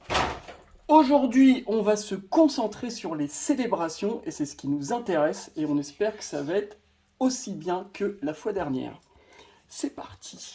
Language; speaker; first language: French; native; French